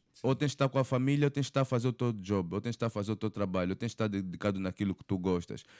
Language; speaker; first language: Portuguese; native; Portuguese